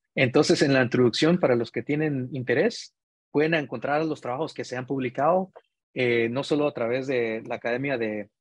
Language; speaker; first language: Spanish; early bilingual, heritage; Spanish